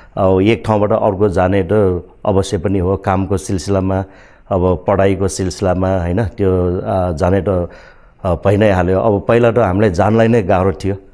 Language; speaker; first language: Nepali; non-native, local second language; Newari